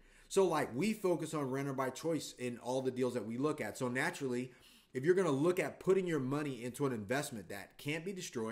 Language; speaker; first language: English; native; English